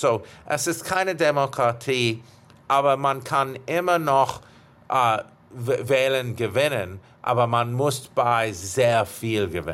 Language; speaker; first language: German; non-native, fluent; English